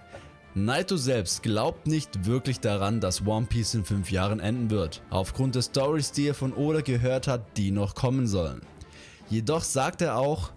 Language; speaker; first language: German; native; German